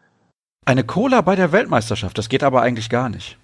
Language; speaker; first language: German; native; German